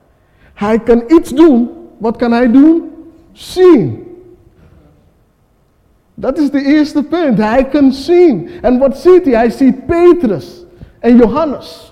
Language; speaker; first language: Dutch; non-native, fluent; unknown